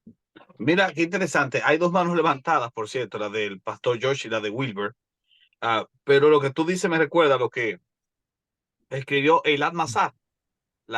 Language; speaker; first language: Spanish; native; Spanish